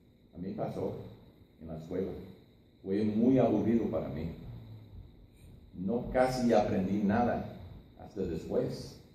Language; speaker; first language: Spanish; non-native, fluent; English